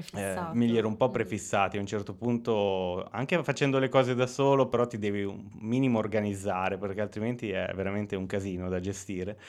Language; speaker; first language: Italian; native; Italian